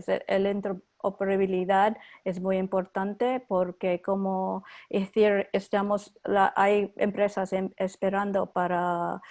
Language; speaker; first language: Spanish; non-native, learner; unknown